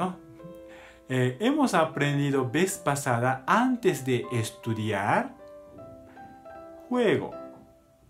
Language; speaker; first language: Spanish; non-native, learner; Japanese